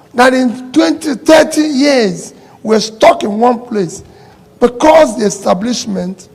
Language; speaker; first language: English; non-native, local second language; Igbo